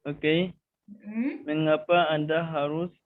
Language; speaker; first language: Indonesian; non-native, learner; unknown